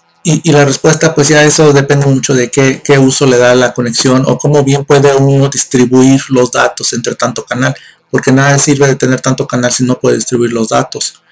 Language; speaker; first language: Spanish; native; Spanish